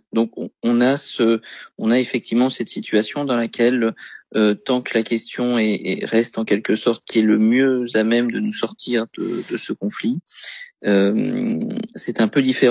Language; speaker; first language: French; native; French